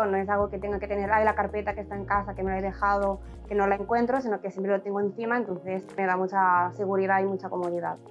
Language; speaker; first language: Spanish; native; Spanish